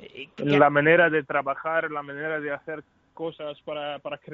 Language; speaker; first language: Spanish; non-native, learner; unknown